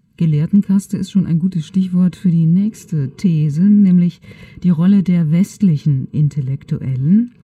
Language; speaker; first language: German; native; German